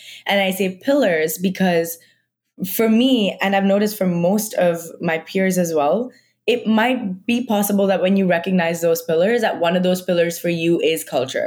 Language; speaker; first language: English; non-native, local second language; Marathi